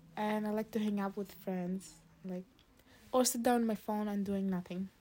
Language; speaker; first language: English; early bilingual, other home language; Arabic